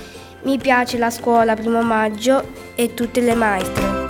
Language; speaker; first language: Italian; early bilingual, other home language; Chinese